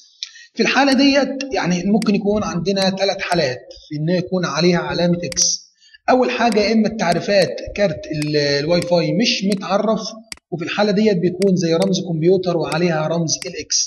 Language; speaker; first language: Arabic; native; Arabic